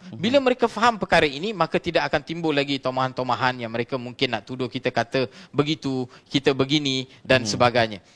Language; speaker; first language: Malay; non-native, local second language; Tamil